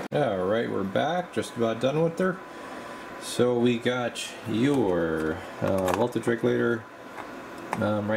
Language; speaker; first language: English; native; English